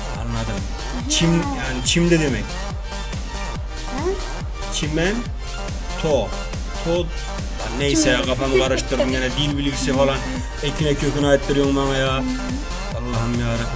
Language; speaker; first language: Turkish; native; Turkish